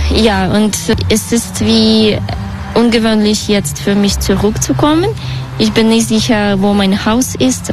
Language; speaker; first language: German; non-native, fluent; Russian